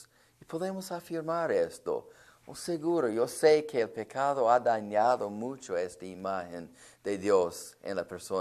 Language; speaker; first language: Spanish; non-native, fluent; English